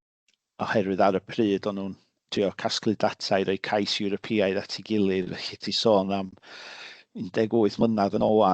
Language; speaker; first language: Welsh; native; Welsh